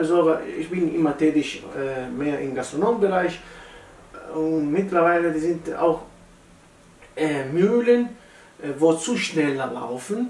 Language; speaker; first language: German; non-native, learner; Italian